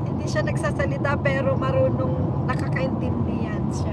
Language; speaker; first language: Filipino; non-native, local second language; Cebuano